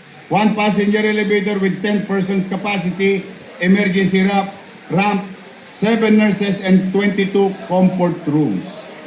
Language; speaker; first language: English; non-native, local second language; Filipino